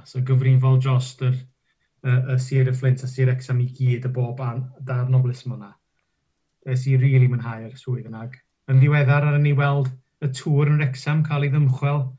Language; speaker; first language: Welsh; non-native, local second language; English